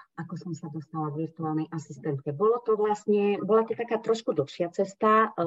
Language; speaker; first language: Slovak; non-native, local second language; Hungarian